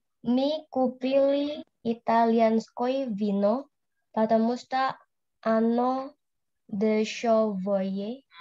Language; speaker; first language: Russian; non-native, learner; Indonesian